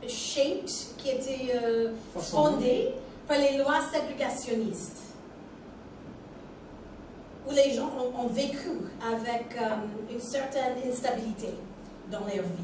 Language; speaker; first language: French; non-native, fluent; English